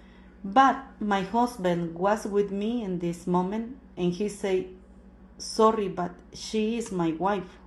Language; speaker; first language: English; non-native, learner; Spanish